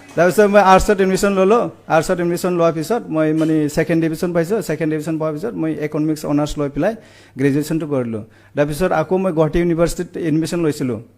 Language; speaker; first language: Assamese; non-native, local second language; Bodo